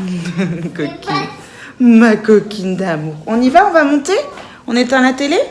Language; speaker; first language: French; native; French